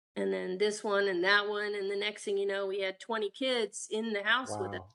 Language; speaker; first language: English; native; English